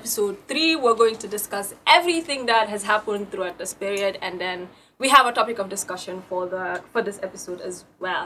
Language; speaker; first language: English; non-native, local second language; Wolof